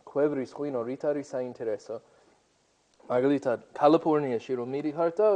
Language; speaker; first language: Georgian; non-native, fluent; English